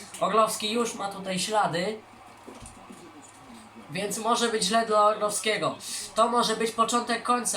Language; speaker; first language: Polish; native; Polish